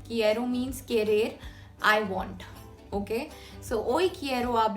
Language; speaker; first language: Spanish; non-native, fluent; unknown